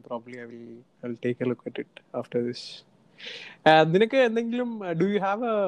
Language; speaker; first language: English; non-native, local second language; Malayalam